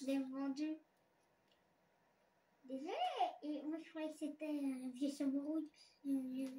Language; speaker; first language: French; native; French